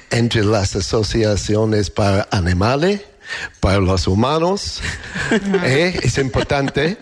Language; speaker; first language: Spanish; non-native, learner; English